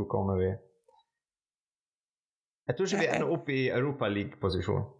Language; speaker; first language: Norwegian; non-native, fluent; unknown